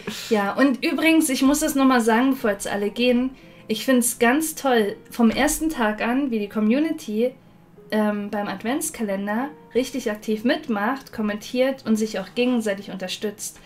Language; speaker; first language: German; native; German